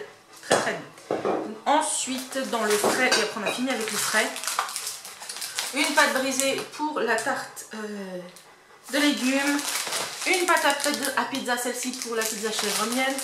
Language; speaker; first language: French; native; French